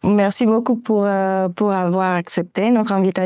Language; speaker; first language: French; non-native, fluent; Romanian